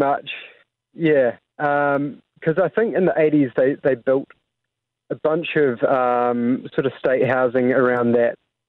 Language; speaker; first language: English; native; English